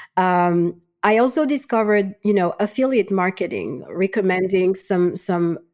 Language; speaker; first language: English; non-native, fluent; Malagasy